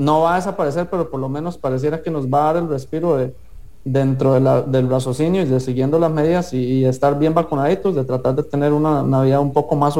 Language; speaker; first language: Spanish; native; Spanish